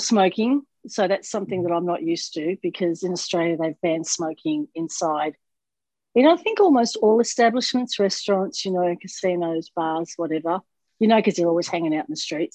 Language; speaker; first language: English; native; English